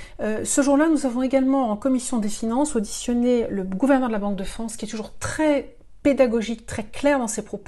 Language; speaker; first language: French; native; French